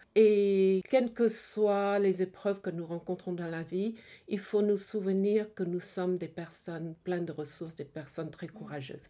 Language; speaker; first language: French; early bilingual, other home language; Hmong